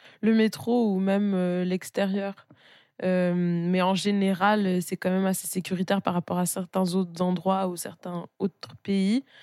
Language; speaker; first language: French; native; French